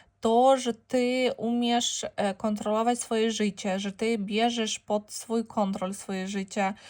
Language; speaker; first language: Polish; non-native, fluent; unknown